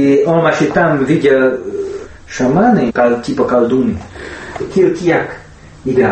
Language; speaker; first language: Russian; non-native, learner; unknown